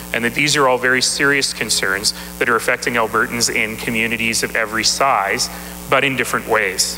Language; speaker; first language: English; native; English